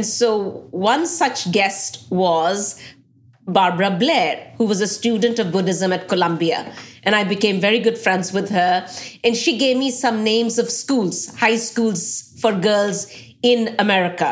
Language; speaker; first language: English; non-native, local second language; Punjabi